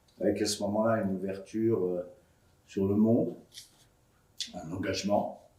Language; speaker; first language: French; native; French